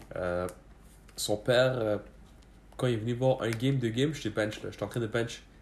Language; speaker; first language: French; early bilingual, other home language; Persian